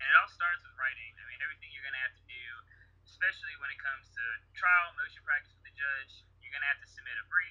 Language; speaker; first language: English; native; English